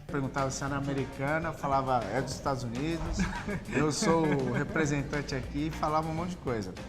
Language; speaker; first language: Portuguese; native; Portuguese